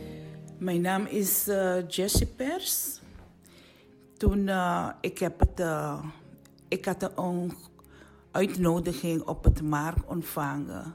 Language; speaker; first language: Dutch; non-native, learner; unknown